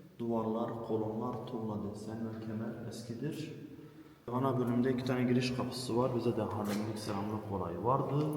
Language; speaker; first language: Turkish; non-native, local second language; Turoyo